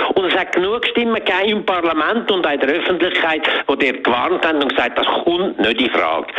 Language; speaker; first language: German; native; German